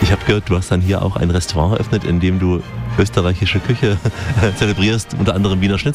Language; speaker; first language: German; native; German